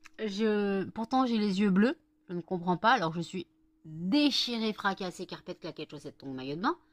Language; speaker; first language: French; native; French